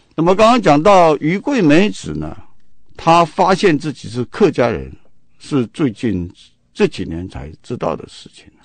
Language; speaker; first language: Chinese; non-native, local second language; Min Nan Chinese